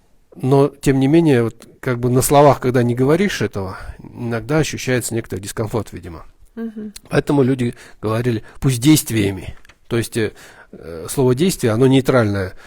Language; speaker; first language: Russian; native; Russian